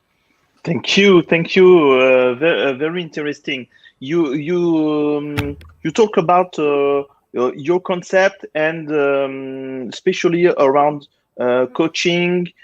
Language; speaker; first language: English; non-native, fluent; French